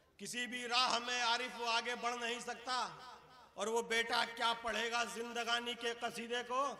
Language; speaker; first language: Urdu; native; Urdu